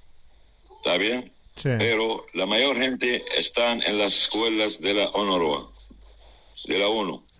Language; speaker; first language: Spanish; non-native, fluent; Arabic